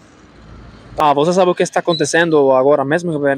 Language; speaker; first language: Portuguese; non-native, fluent; Spanish